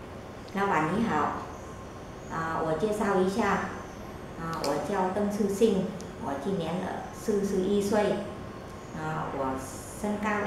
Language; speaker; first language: Chinese; non-native, learner; Vietnamese